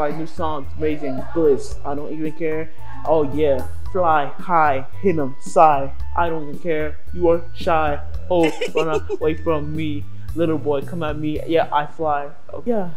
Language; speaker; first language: English; native; English